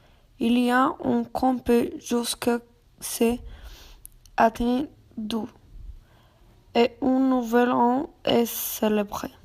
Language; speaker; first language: French; non-native, learner; Spanish